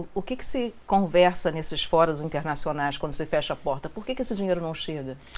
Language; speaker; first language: Portuguese; native; Portuguese